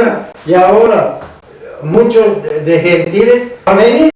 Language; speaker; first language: Spanish; non-native, learner; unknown